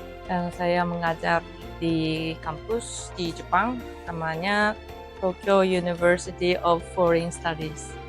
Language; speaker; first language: Indonesian; non-native, fluent; Japanese